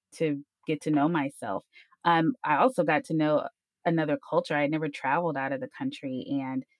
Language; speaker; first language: English; native; English